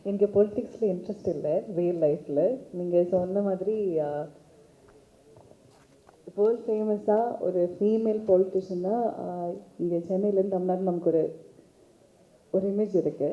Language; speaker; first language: Tamil; early bilingual, heritage; Tamil